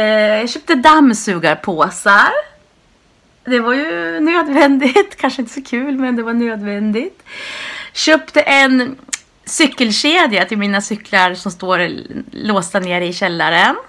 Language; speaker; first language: Swedish; native; Swedish